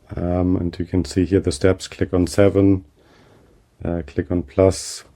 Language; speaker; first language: English; non-native, fluent; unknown